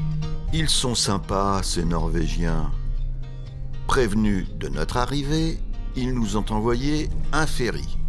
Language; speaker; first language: French; native; French